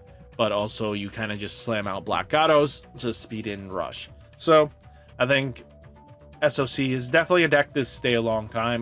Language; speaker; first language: English; native; English